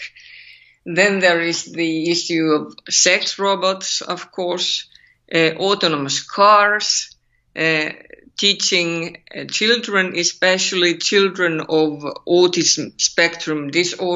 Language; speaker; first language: English; non-native, fluent; Finnish